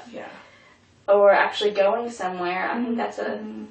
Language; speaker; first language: English; native; English